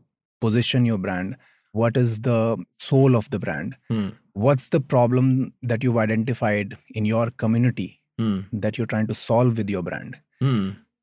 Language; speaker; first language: English; non-native, local second language; Hindi